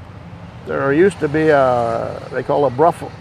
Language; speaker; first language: English; native; English